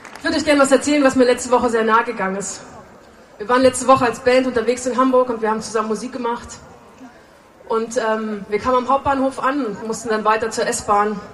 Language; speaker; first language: German; native; German